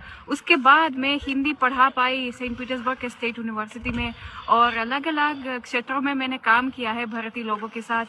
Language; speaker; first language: Hindi; non-native, fluent; Russian